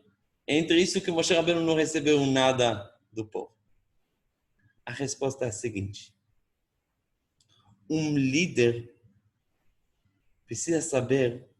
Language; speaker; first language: Portuguese; non-native, fluent; Hebrew